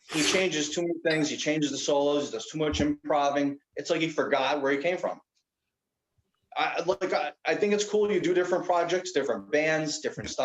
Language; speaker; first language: English; native; English